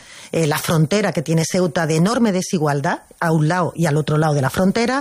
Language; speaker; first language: Spanish; native; Spanish